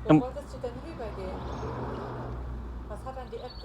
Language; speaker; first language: German; native; German